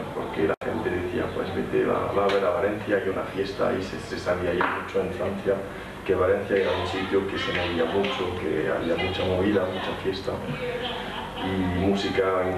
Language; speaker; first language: Spanish; non-native, fluent; French